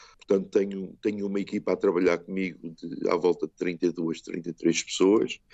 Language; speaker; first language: Portuguese; early bilingual, heritage; Portuguese